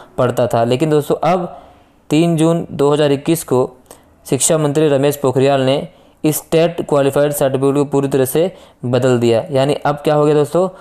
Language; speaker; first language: Hindi; native; Hindi